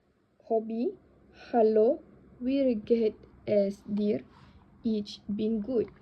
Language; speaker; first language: German; non-native, learner; Indonesian